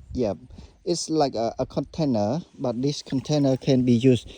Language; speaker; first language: English; non-native, fluent; Khmer